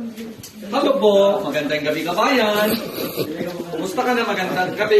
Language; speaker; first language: Filipino; non-native, learner; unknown